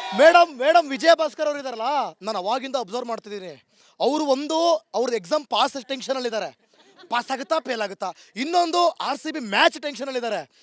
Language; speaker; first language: Kannada; native; Kannada